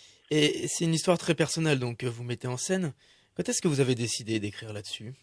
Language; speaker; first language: French; native; French